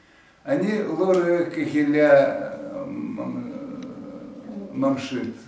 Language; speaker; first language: Hebrew; non-native, fluent; Russian